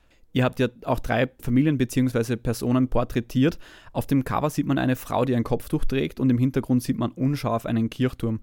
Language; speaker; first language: German; native; German